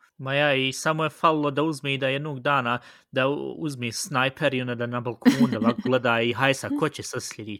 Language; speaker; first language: Bosnian; early bilingual, heritage; Bosnian